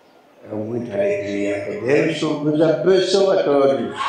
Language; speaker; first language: Portuguese; non-native, learner; Lingala